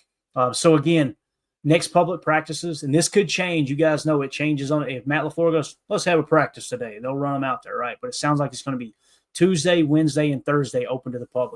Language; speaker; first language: English; native; English